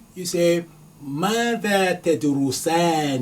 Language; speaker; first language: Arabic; non-native, fluent; Yoruba